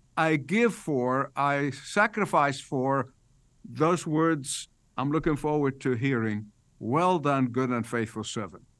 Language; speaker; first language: English; non-native, fluent; Arabic